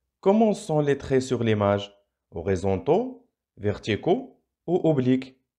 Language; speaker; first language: French; non-native, local second language; Arabic